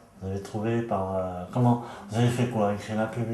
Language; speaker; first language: French; native; French